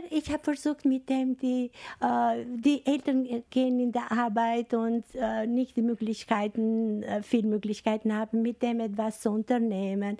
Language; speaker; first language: German; non-native, learner; Albanian